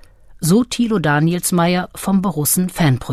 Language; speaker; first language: German; native; German